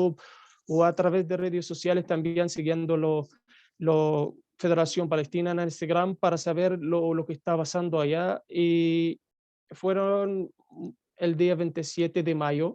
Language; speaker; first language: Spanish; non-native, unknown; Arabic